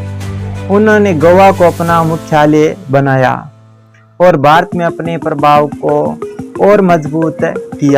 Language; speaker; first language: Hindi; native; Hindi